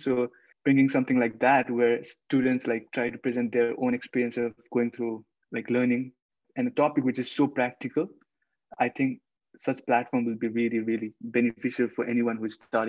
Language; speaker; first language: English; non-native, local second language; Nepali